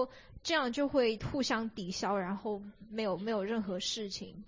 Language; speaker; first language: Chinese; native; Chinese